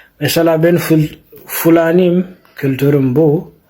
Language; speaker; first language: Turkish; non-native, fluent; Fula